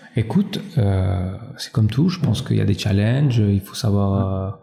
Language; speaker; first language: French; early bilingual, other home language; Albanian